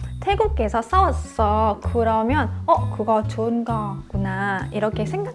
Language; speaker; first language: Korean; non-native, learner; Vietnamese